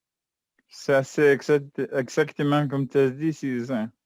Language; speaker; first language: French; non-native, fluent; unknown